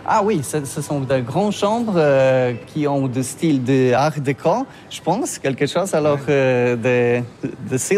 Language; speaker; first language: French; non-native, learner; Polish